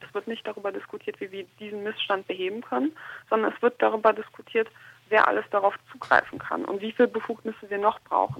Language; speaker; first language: German; native; German